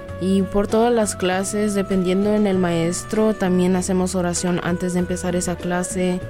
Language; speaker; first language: Spanish; early bilingual, other home language; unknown